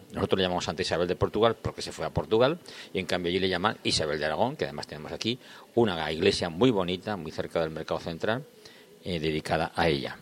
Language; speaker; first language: Spanish; native; Spanish